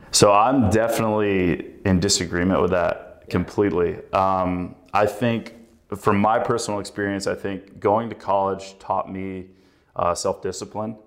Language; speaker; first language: English; native; English